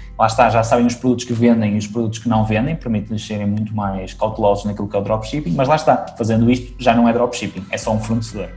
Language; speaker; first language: Portuguese; native; Portuguese